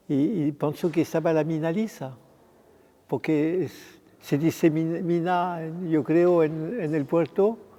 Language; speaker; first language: Spanish; non-native, fluent; French